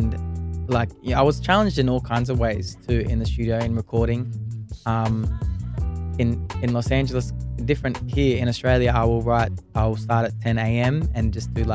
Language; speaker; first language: English; native; English